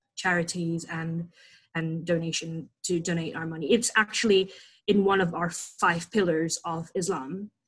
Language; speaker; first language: English; non-native, fluent; Indonesian